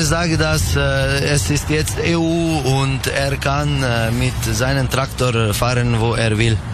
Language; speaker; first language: German; non-native, learner; Slovenian